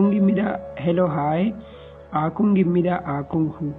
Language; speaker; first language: Korean; non-native, fluent; Pashto